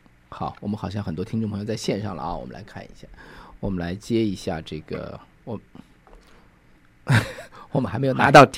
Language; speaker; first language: Chinese; native; Chinese